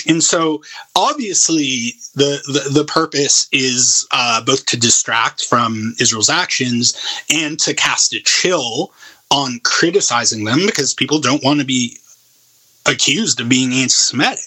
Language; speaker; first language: English; native; English